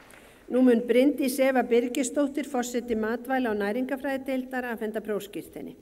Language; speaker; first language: Icelandic; native; Icelandic